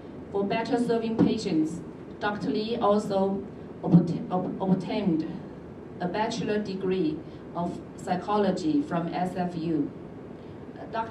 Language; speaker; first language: English; non-native, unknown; Chinese